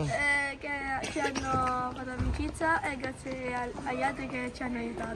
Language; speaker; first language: Italian; early bilingual, other home language; Filipino